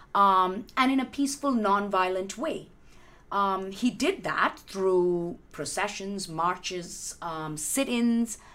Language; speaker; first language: English; non-native, local second language; Malayalam